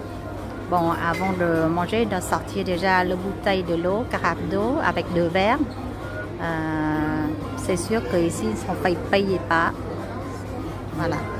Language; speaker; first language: French; non-native, learner; Vietnamese